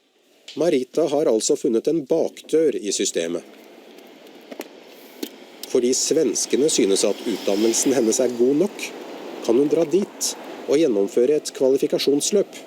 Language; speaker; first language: Norwegian; native; Norwegian